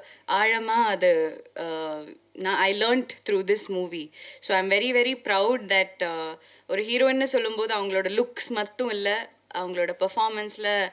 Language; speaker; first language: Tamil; non-native, local second language; Malayalam